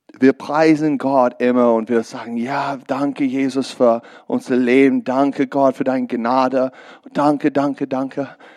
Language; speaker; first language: German; non-native, learner; English